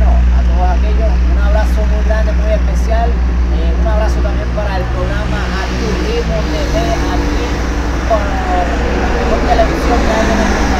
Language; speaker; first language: Spanish; native; Spanish